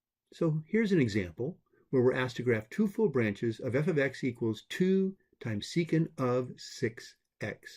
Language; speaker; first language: English; native; English